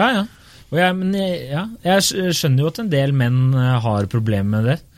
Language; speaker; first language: Norwegian; native; Norwegian